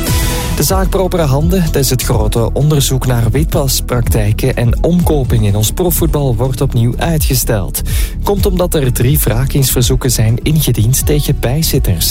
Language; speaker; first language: Dutch; native; Dutch